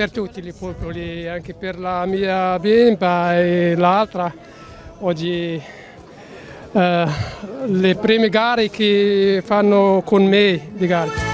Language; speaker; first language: Italian; non-native, learner; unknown